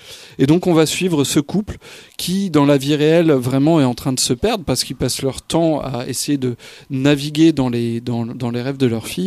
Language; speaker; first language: French; native; French